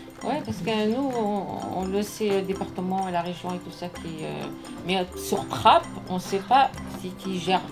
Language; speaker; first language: French; non-native, fluent; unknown